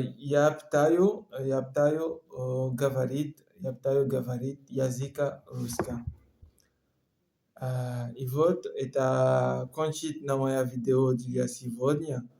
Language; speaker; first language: Russian; non-native, learner; French